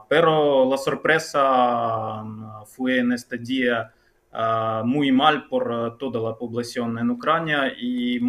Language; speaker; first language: Spanish; non-native, fluent; Ukrainian